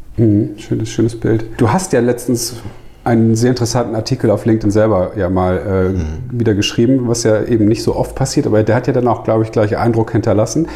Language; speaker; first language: German; native; German